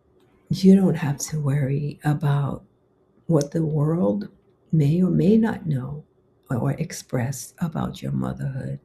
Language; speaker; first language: English; native; English